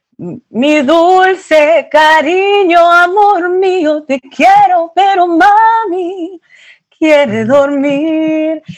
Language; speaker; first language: Spanish; early bilingual, heritage; Spanish